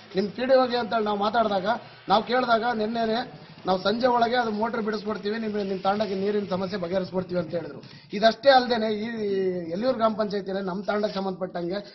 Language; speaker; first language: Kannada; non-native, local second language; Lambadi